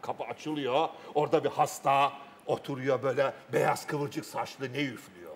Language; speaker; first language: Turkish; native; Turkish